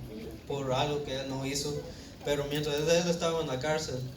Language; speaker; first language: Spanish; early bilingual, heritage; Spanish